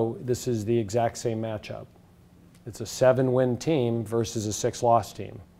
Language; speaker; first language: English; native; English